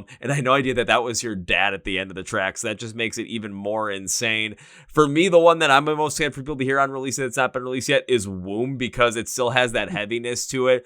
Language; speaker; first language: English; native; English